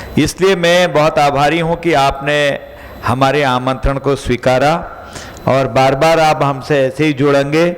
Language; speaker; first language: Hindi; native; Hindi